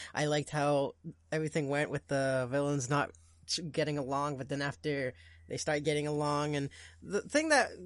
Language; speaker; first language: English; non-native, fluent; Portuguese